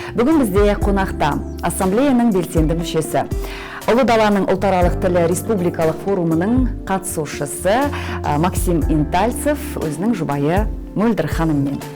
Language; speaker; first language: Kazakh; native; Kazakh